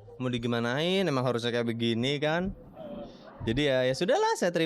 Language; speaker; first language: Indonesian; native; Indonesian